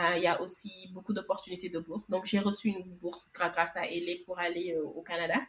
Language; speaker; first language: French; non-native, local second language; Wolof